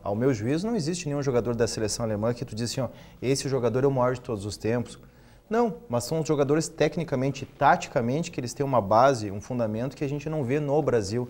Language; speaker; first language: Portuguese; native; Portuguese